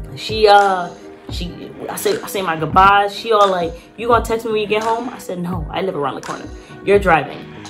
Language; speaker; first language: English; native; English